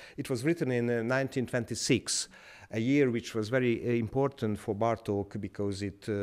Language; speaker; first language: English; non-native, fluent; Hungarian